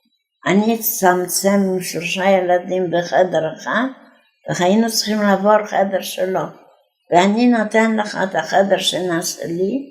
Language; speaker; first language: Hebrew; non-native, fluent; Yiddish